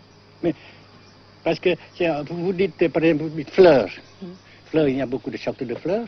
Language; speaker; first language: French; non-native, local second language; Vietnamese